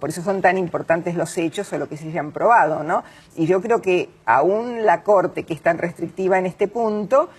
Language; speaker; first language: Spanish; native; Spanish